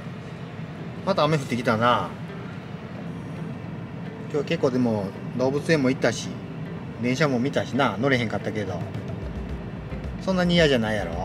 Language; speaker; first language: Japanese; native; Japanese